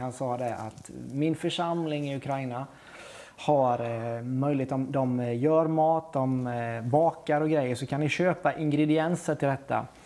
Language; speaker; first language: Swedish; native; Swedish